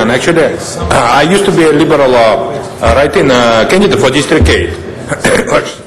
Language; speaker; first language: English; non-native, learner; Russian